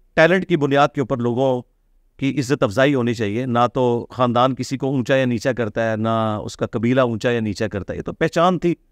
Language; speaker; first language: Urdu; native; Urdu